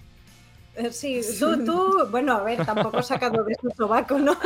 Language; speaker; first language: Spanish; native; Spanish